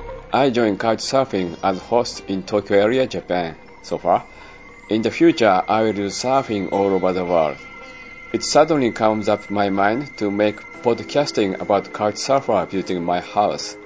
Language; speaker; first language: English; non-native, learner; Japanese